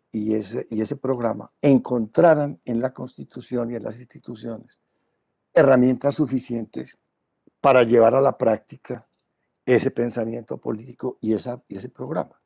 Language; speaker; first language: Spanish; native; Spanish